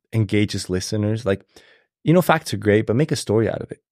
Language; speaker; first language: English; non-native, fluent; German